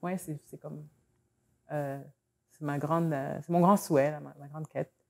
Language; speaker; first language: French; native; French